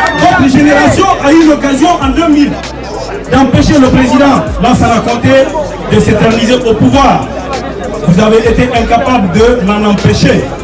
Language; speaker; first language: French; non-native, local second language; Fula